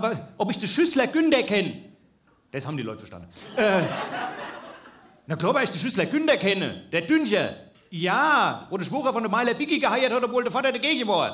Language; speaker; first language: German; native; German